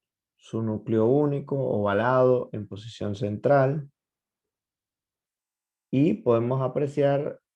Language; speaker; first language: Spanish; native; Spanish